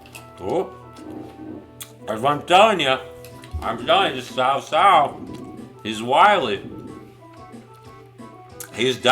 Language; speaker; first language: English; native; English